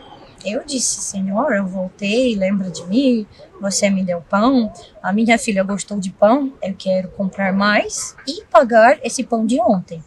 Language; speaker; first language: Portuguese; non-native, fluent; Russian